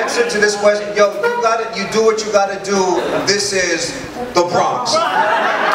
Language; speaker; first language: English; early bilingual, other home language; Spanish